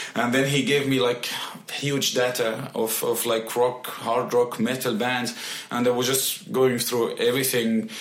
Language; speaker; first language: English; non-native, fluent; Arabic